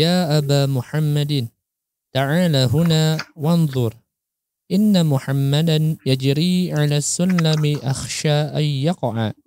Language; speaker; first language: Arabic; non-native, learner; Indonesian